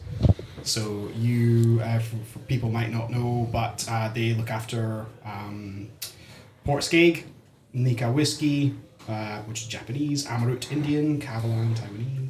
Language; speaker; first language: English; native; English